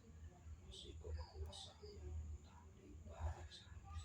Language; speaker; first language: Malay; non-native, local second language; Javanese